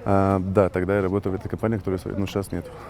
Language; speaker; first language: Russian; non-native, learner; Arabic